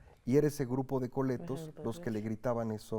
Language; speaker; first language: Spanish; native; Spanish